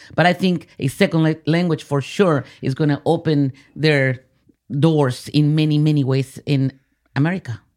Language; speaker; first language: English; early bilingual, other home language; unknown